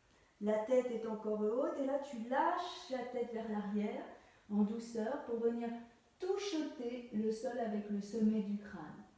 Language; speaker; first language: French; native; French